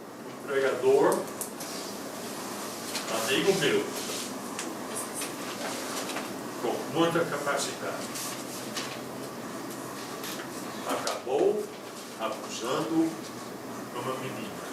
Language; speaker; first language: Portuguese; non-native, fluent; English